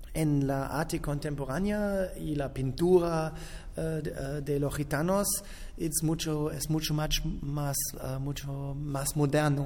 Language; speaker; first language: Spanish; non-native, fluent; German